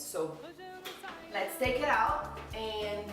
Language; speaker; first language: English; non-native, fluent; Portuguese